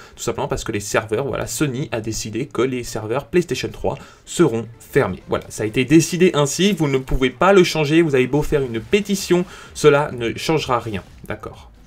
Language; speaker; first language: French; native; French